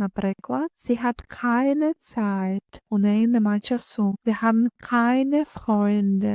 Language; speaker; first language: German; non-native, fluent; Ukrainian